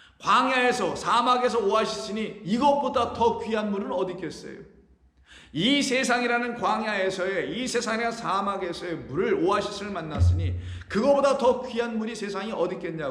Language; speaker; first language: Korean; native; Korean